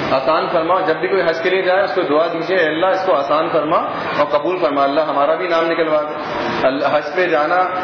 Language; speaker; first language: Urdu; native; Urdu